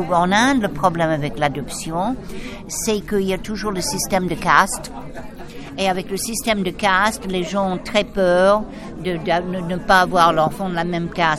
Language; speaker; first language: French; non-native, fluent; English